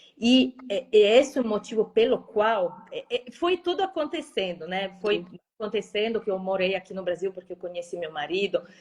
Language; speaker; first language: Portuguese; non-native, fluent; Italian